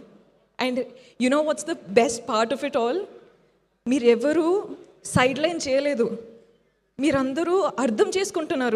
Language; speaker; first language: Telugu; non-native, fluent; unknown